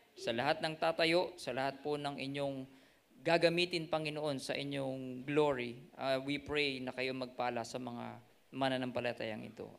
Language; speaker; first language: Filipino; native; Filipino